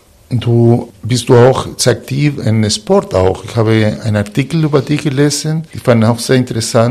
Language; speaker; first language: German; non-native, fluent; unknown